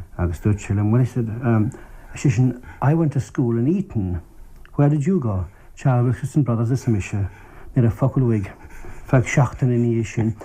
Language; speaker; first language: Irish; non-native, local second language; English